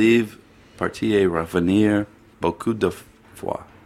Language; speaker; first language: French; non-native, learner; English